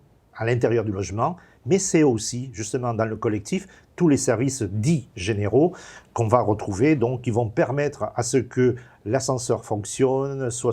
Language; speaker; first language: French; native; French